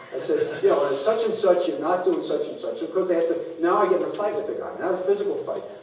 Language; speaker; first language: English; native; English